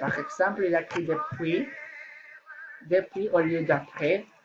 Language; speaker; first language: French; non-native, learner; Spanish